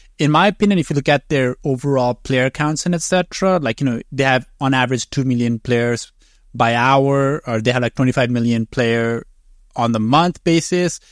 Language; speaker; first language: English; non-native, fluent; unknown